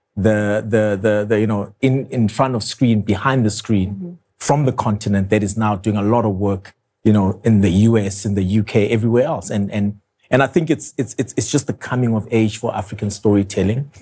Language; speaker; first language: English; non-native, local second language; Zulu